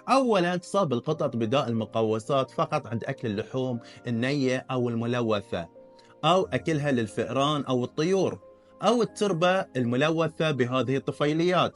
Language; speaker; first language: Arabic; native; Arabic